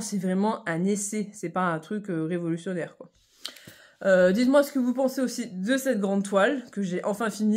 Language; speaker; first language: French; native; French